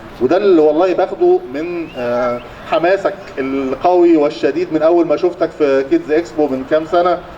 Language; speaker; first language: Egyptian Arabic; native; Egyptian Arabic